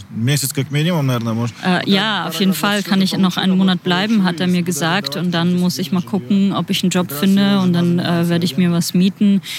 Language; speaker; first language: German; non-native, fluent; Ukrainian